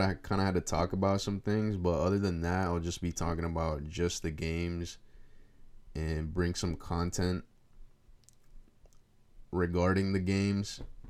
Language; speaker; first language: English; early bilingual, other home language; Spanish